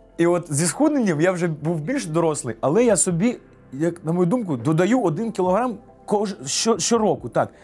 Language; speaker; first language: Ukrainian; non-native, local second language; Russian